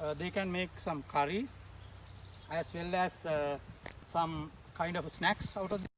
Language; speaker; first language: English; non-native, local second language; Sinhala